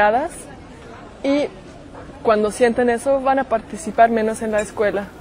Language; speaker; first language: Spanish; non-native, fluent; German